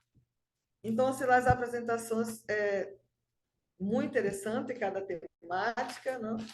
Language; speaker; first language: Portuguese; non-native, fluent; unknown